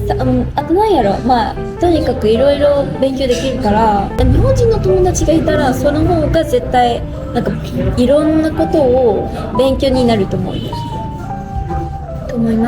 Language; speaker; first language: Japanese; non-native, fluent; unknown